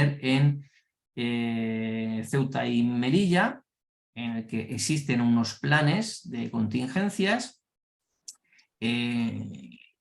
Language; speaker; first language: Spanish; native; Spanish